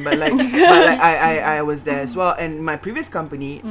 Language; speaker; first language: English; non-native, local second language; Malay